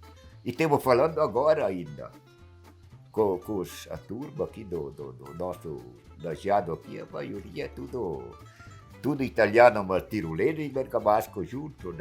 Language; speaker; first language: Portuguese; non-native, local second language; Italian